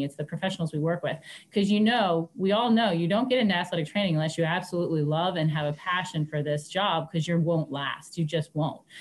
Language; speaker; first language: English; native; English